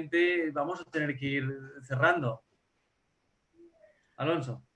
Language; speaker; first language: Spanish; native; Spanish